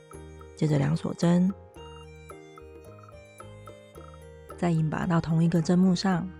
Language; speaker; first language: Chinese; native; Chinese